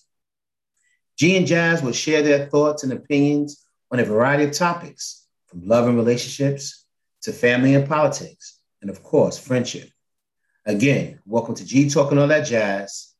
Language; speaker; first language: English; native; English